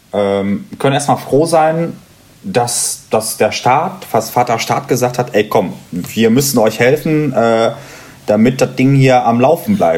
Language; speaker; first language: German; native; German